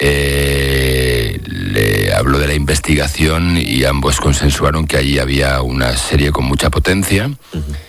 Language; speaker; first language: Spanish; native; Spanish